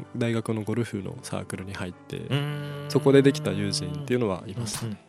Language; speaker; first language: Japanese; native; Japanese